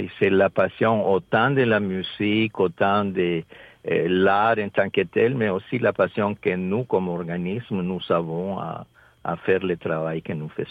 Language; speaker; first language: French; non-native, fluent; Spanish